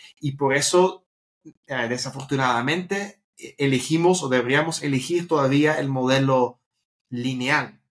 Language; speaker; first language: Spanish; non-native, fluent; Dutch